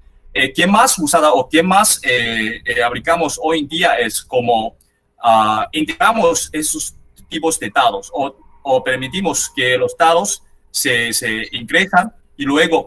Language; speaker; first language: Spanish; non-native, fluent; Chinese